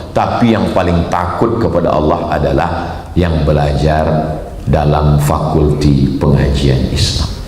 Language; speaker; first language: Malay; native; Malay